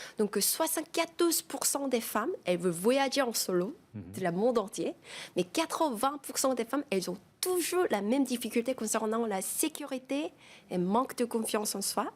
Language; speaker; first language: French; non-native, fluent; Korean